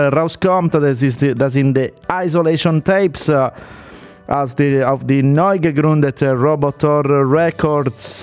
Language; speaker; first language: German; non-native, fluent; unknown